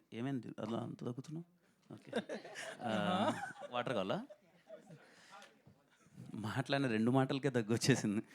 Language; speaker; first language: Telugu; native; Telugu